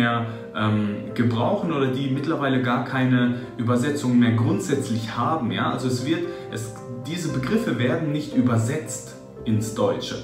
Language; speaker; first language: German; early bilingual, other home language; Russian